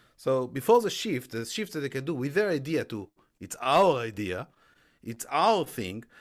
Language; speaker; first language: English; non-native, fluent; Hebrew